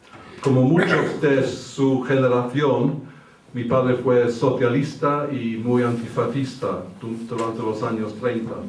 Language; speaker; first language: Spanish; early bilingual, heritage; English